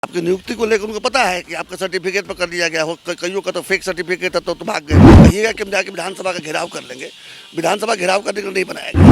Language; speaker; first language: Hindi; native; Hindi